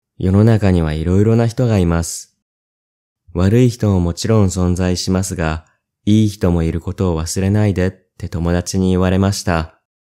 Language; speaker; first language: Japanese; native; Japanese